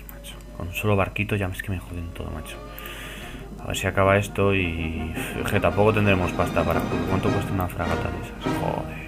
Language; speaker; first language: Spanish; native; Spanish